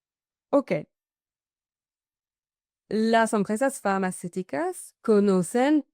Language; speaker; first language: Spanish; non-native, fluent; French